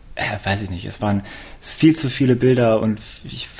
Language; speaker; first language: German; native; German